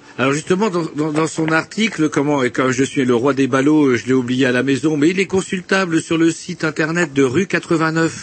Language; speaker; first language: French; native; French